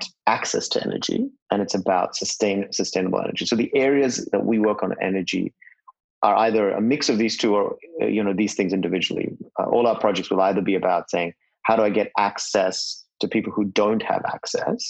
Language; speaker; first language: English; non-native, local second language; Hindi